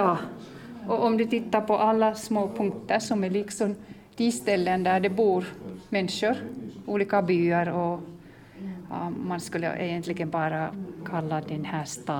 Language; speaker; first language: Swedish; non-native, fluent; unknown